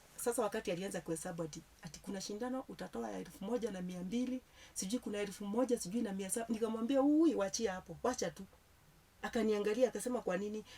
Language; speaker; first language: Swahili; non-native, local second language; Kikuyu